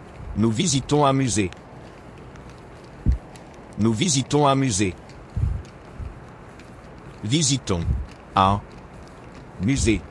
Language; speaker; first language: French; non-native, learner; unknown